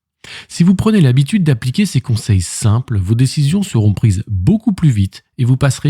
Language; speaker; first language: French; native; French